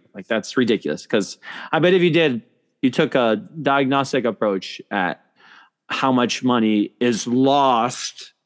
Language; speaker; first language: English; native; English